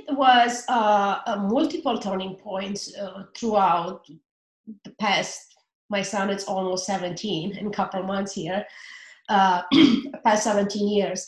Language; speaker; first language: English; non-native, fluent; Romanian